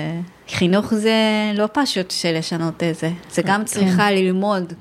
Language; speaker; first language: Hebrew; non-native, learner; Japanese